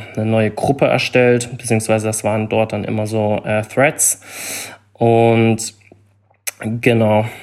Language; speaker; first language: German; native; German